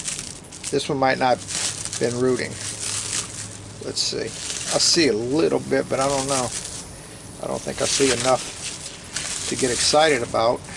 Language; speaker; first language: English; native; English